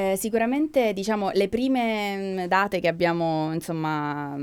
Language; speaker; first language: Italian; native; Italian